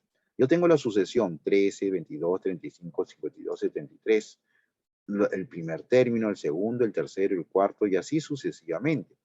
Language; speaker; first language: Spanish; native; Spanish